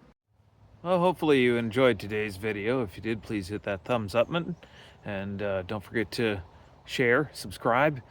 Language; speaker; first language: English; native; English